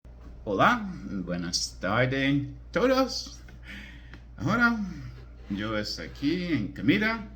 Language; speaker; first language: Spanish; non-native, learner; English